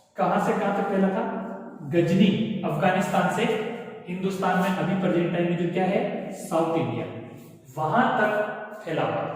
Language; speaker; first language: Hindi; native; Hindi